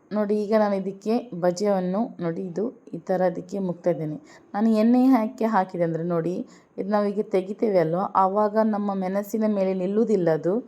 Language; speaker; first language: Kannada; non-native, local second language; Urdu